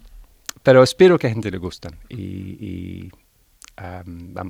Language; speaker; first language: Spanish; non-native, learner; English